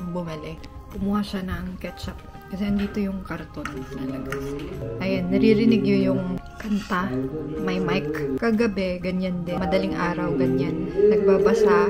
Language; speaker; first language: Filipino; native; Filipino